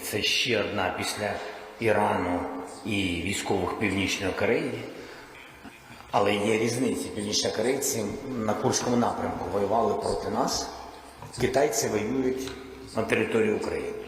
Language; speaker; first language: Ukrainian; non-native, local second language; Russian